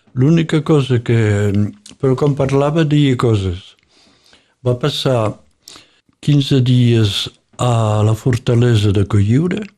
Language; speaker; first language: Catalan; native; Catalan